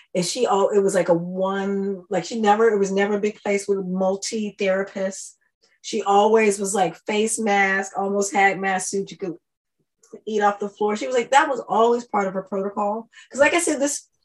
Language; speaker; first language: English; native; English